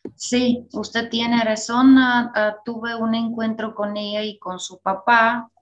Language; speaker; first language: Spanish; non-native, fluent; Bulgarian